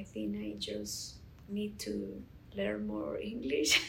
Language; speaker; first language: English; non-native, learner; Spanish